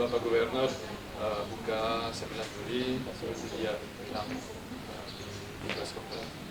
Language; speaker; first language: Indonesian; non-native, fluent; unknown